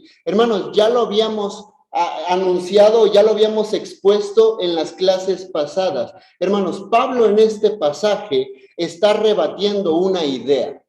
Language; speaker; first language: Spanish; native; Spanish